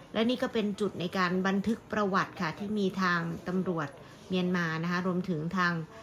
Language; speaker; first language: Thai; native; Thai